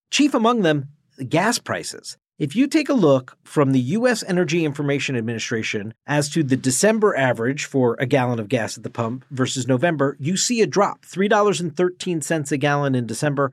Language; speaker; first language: English; native; English